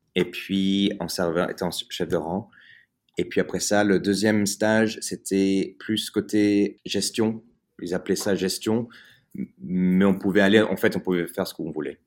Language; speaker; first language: French; early bilingual, heritage; French